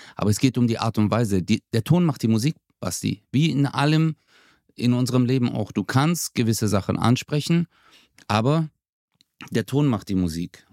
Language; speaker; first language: German; early bilingual, other home language; Turkish